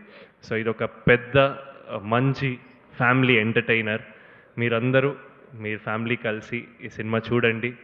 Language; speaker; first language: Telugu; non-native, learner; Kannada